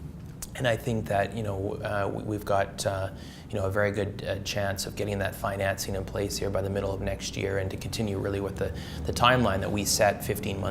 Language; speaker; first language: English; native; English